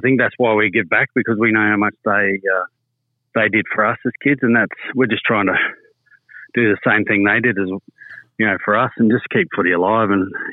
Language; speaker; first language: English; native; English